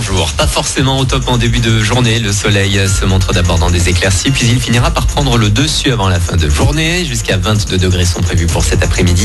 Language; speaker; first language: French; native; French